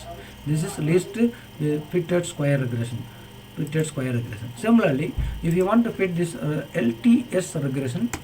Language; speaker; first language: English; non-native, local second language; Tamil